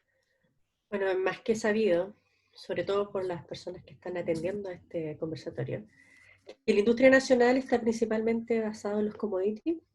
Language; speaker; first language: Spanish; native; Spanish